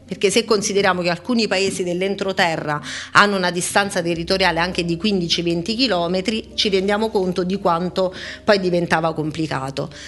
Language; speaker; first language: Italian; native; Italian